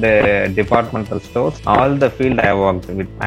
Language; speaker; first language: English; non-native, local second language; Tamil